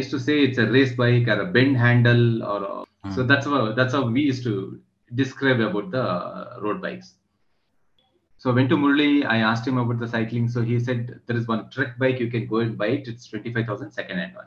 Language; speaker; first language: English; non-native, local second language; Kannada